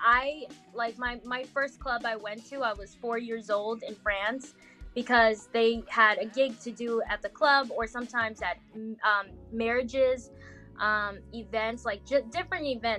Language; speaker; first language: English; non-native, fluent; Portuguese